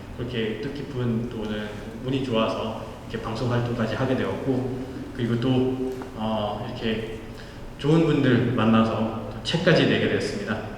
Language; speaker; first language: Korean; non-native, fluent; Nepali